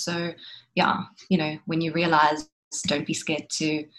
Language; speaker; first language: English; native; English